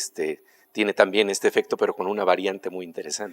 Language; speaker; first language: Spanish; native; Spanish